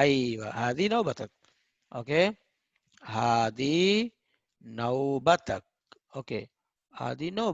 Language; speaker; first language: Arabic; non-native, fluent; Hindi